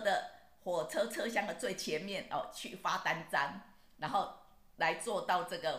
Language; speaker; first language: Chinese; native; Chinese